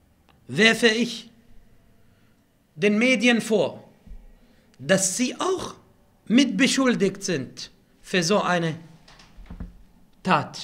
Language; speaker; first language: German; non-native, fluent; Arabic